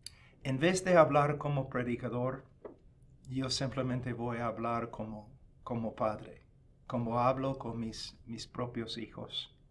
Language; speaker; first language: Spanish; non-native, fluent; English